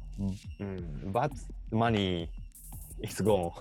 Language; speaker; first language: English; non-native, learner; Japanese